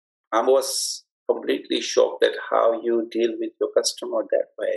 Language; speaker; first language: English; non-native, local second language; Urdu